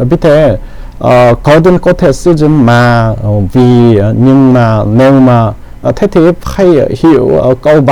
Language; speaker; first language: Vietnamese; non-native, learner; Korean